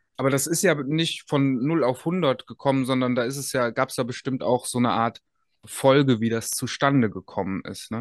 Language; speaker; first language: German; native; German